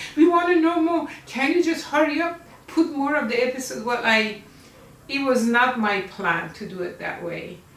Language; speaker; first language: English; non-native, fluent; Persian